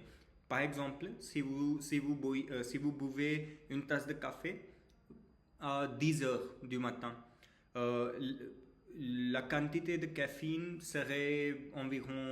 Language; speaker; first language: French; non-native, learner; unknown